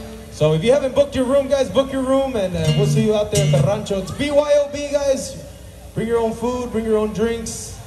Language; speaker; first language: English; early bilingual, other home language; Spanish